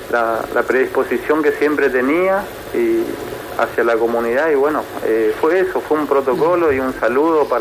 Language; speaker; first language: Spanish; native; Spanish